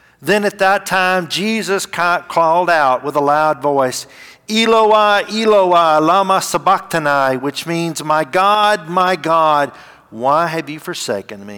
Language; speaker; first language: English; native; English